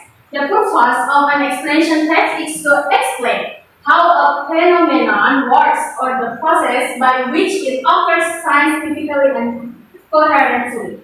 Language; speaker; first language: English; non-native, learner; Indonesian